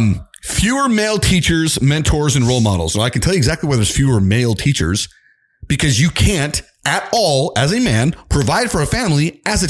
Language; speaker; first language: English; native; English